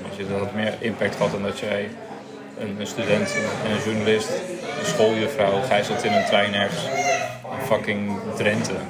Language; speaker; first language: Dutch; native; Dutch